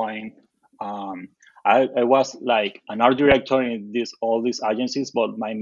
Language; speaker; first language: English; non-native, fluent; Spanish